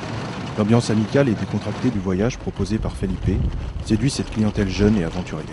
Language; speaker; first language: French; native; French